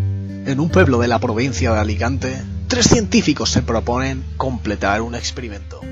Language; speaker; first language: Spanish; native; Spanish